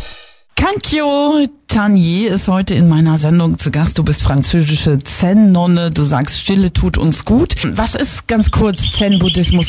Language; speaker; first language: German; native; German